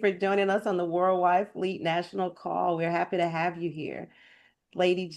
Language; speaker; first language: English; native; English